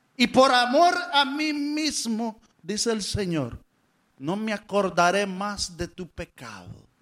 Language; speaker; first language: Spanish; native; Spanish